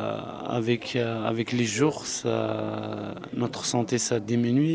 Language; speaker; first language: French; non-native, local second language; Arabic